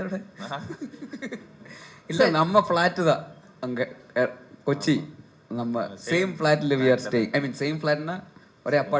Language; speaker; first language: Tamil; non-native, local second language; Malayalam